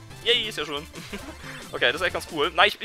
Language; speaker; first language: German; native; German